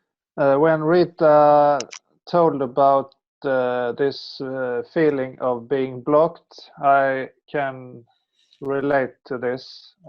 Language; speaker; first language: English; non-native, fluent; Swedish